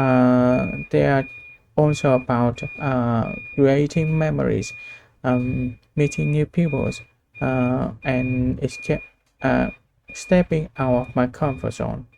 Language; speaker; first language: English; non-native, learner; Vietnamese